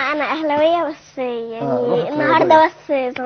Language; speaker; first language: Arabic; native; Arabic